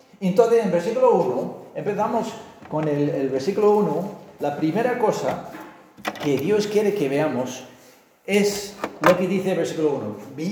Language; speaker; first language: Spanish; non-native, fluent; English